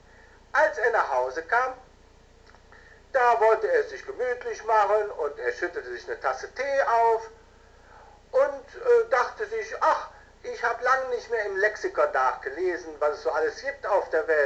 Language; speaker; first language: German; native; German